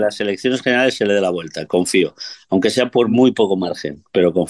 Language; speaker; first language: Spanish; native; Spanish